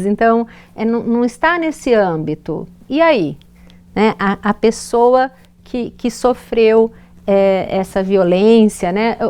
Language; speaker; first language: Portuguese; native; Portuguese